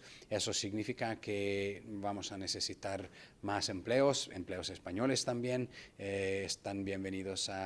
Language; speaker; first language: Spanish; non-native, fluent; Hungarian